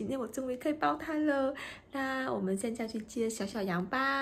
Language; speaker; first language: Chinese; non-native, fluent; Vietnamese